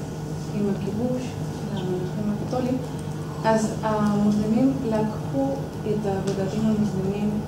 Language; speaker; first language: Hebrew; non-native, fluent; Spanish